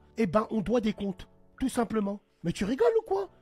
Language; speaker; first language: French; native; French